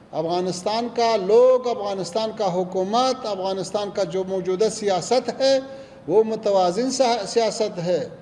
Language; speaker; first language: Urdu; non-native, fluent; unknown